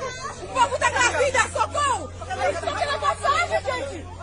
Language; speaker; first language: Portuguese; non-native, learner; Haitian Creole